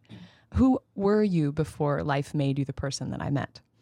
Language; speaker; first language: English; native; English